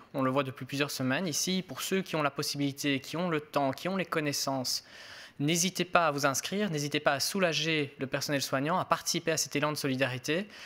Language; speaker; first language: French; native; French